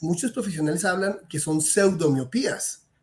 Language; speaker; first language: Spanish; native; Spanish